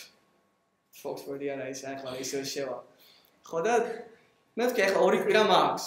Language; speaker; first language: Georgian; early bilingual, heritage; Georgian